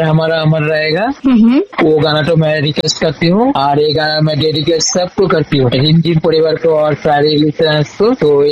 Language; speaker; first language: Hindi; native; Hindi